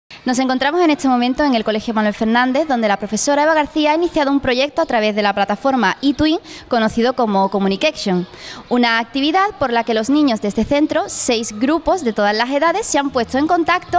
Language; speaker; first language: Spanish; native; Spanish